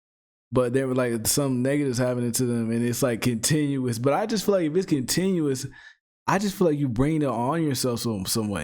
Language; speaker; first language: English; native; English